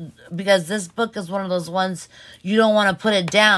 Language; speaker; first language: English; early bilingual, other home language; Portuguese